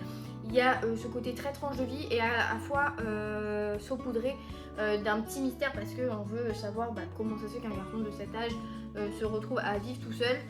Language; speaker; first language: French; native; French